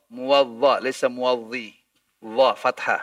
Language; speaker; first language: Arabic; non-native, fluent; Indonesian